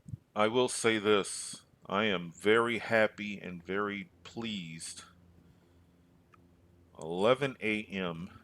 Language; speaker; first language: English; native; English